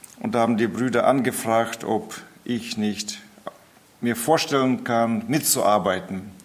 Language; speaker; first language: German; early bilingual, heritage; German